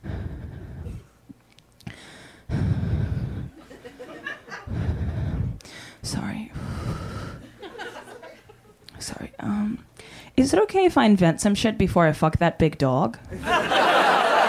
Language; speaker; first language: English; non-native, fluent; Russian